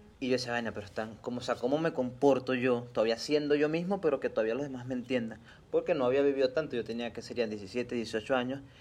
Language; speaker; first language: Spanish; native; Spanish